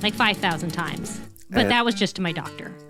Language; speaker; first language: English; native; English